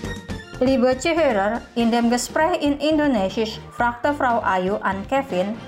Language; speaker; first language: German; non-native, fluent; Indonesian